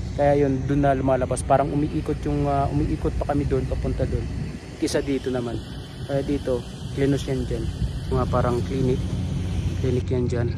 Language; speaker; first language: Filipino; non-native, local second language; Waray